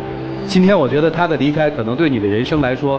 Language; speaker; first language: Chinese; native; Chinese